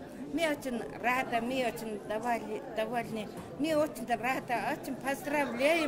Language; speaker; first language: Russian; non-native, learner; Mongolian